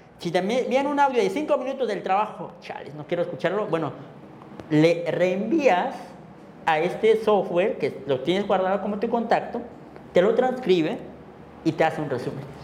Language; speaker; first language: Spanish; non-native, local second language; Tzotzil